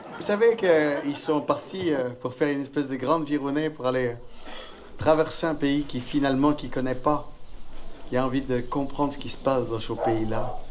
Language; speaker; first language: French; native; French